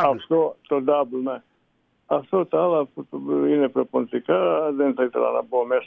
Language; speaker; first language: Greek; non-native, fluent; Serbian